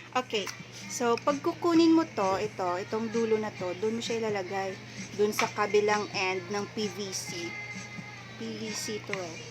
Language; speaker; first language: Filipino; non-native, local second language; Hiligaynon